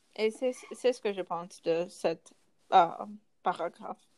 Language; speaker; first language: French; non-native, learner; English